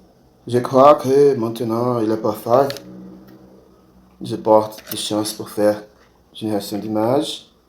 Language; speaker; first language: French; non-native, learner; Portuguese